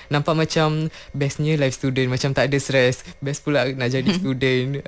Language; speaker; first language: Malay; non-native, local second language; Tamil